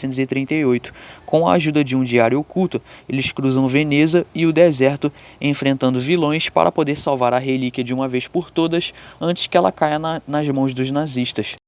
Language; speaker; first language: Portuguese; native; Portuguese